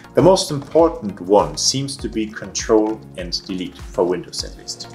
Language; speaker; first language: English; non-native, fluent; German